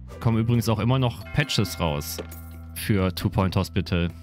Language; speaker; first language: German; native; German